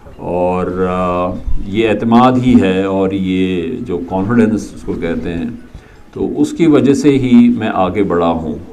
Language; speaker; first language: Urdu; non-native, local second language; Kashmiri